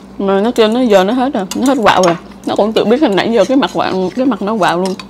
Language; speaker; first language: Vietnamese; non-native, local second language; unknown